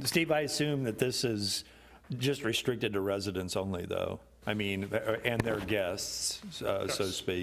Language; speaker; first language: English; native; English